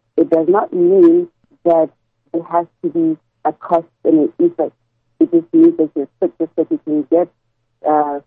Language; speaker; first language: English; non-native, local second language; Tswana